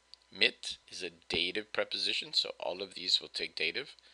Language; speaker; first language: German; non-native, fluent; English